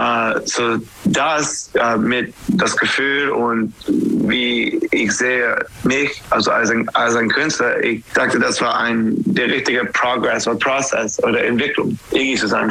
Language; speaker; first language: German; non-native, learner; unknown